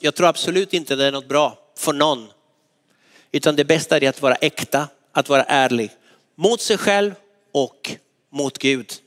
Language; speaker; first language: Swedish; non-native, fluent; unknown